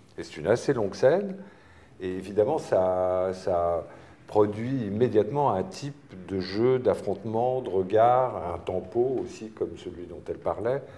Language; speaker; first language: French; native; French